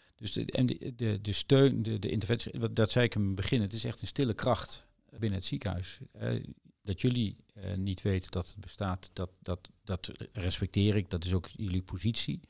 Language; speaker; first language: Dutch; native; Dutch